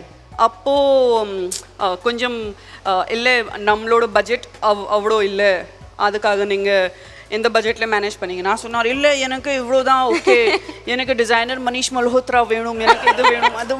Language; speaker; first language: Tamil; non-native, learner; Gujarati